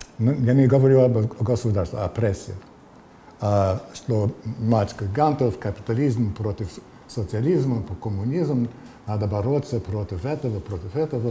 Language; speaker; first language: Russian; non-native, fluent; English